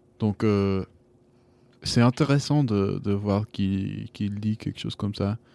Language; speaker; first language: French; non-native, fluent; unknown